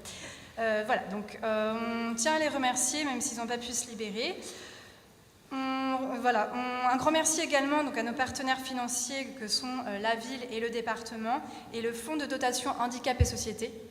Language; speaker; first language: French; native; French